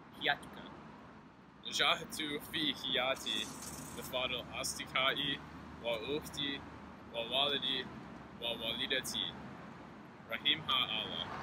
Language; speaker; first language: Arabic; non-native, learner; English